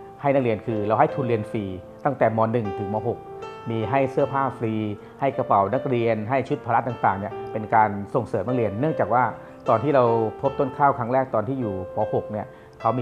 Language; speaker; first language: Thai; native; Thai